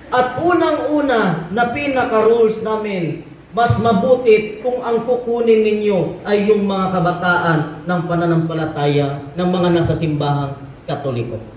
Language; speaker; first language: Filipino; non-native, local second language; Cebuano